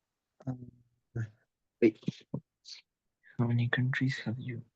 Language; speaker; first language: English; non-native, learner; Spanish